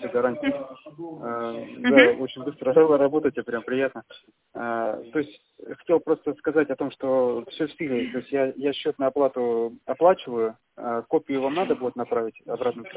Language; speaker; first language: Russian; native; Russian